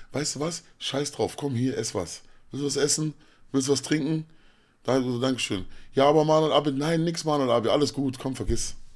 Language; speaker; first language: German; native; German